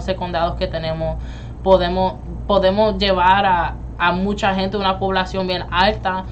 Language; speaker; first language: Spanish; early bilingual, heritage; Spanish